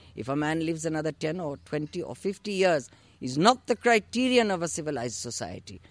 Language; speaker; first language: English; non-native, local second language; Urdu